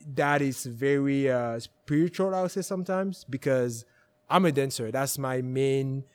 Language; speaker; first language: English; non-native, local second language; French